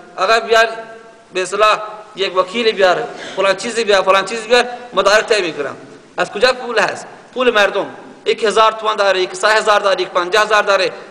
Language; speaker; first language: Persian; native; Persian